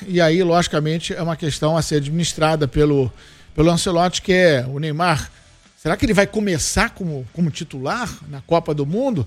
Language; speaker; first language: Portuguese; native; Portuguese